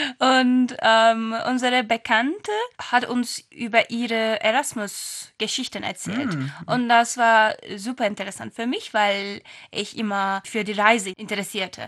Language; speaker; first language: German; non-native, fluent; Turkish